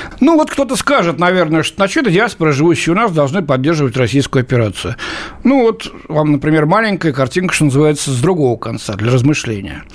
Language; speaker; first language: Russian; native; Russian